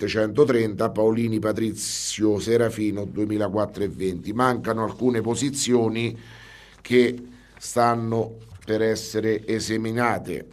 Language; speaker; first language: Italian; native; Italian